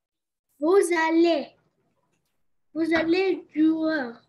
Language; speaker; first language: French; non-native, learner; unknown